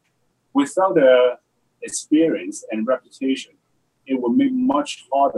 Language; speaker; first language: English; non-native, local second language; Cantonese